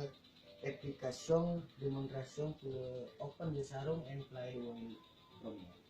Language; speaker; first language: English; non-native, learner; Indonesian